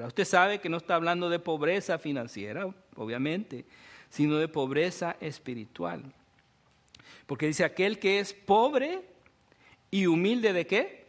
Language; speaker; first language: Spanish; native; Spanish